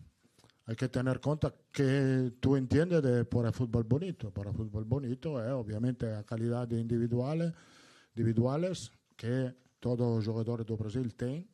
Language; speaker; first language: Spanish; non-native, learner; Italian